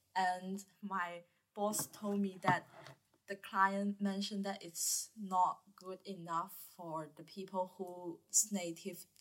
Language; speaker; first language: English; non-native, learner; Chinese